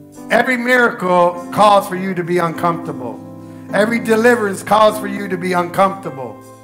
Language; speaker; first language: English; early bilingual, other home language; Spanish